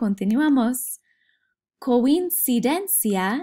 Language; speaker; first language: Spanish; non-native, fluent; English